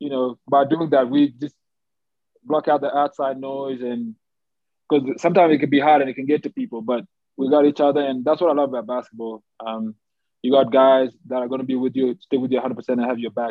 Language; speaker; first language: English; native; English